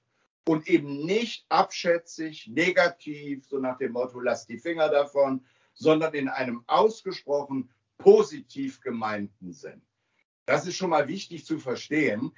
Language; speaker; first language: German; native; German